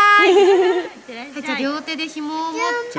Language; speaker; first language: Japanese; native; Japanese